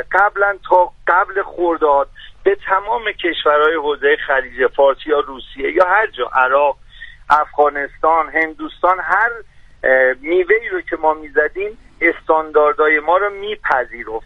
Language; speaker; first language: Persian; native; Persian